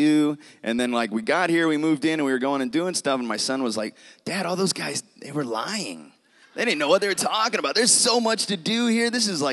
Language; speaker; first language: English; native; English